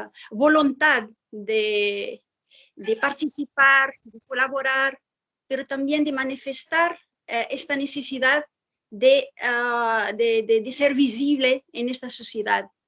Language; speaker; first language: Spanish; non-native, fluent; Arabic